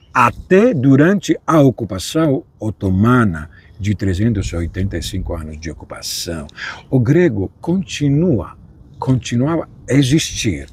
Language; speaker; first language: Portuguese; non-native, fluent; Greek